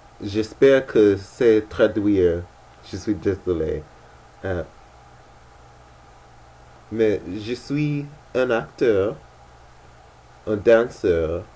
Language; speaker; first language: French; non-native, learner; English